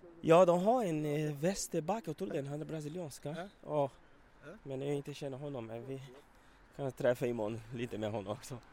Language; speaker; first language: Swedish; non-native, learner; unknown